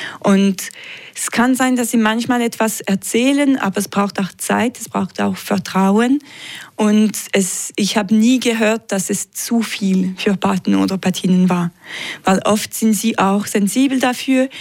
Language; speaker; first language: German; non-native, local second language; French